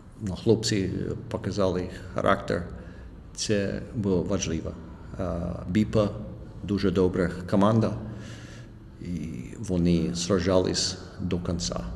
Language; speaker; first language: Ukrainian; non-native, learner; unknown